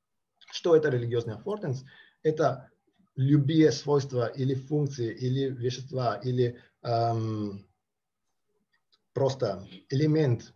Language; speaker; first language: Russian; non-native, fluent; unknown